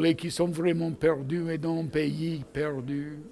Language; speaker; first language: French; non-native, fluent; English